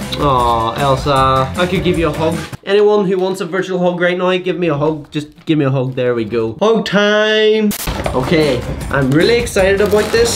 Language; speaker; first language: English; native; English